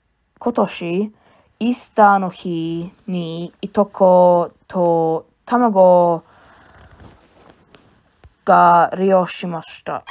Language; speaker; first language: Japanese; non-native, learner; English